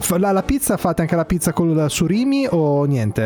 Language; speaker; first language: Italian; native; Italian